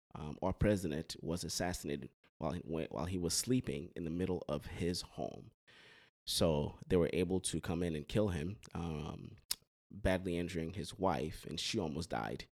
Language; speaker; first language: English; early bilingual, other home language; Haitian Creole